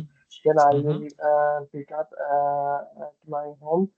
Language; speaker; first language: English; non-native, learner; Bangla